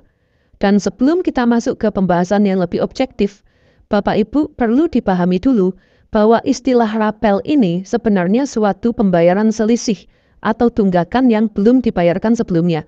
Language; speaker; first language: Indonesian; native; Indonesian